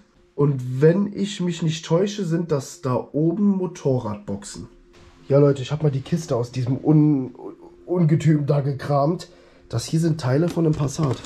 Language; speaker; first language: German; native; German